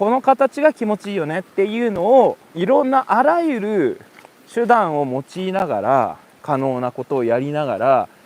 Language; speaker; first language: Japanese; native; Japanese